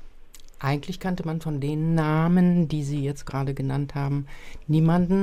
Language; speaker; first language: German; native; German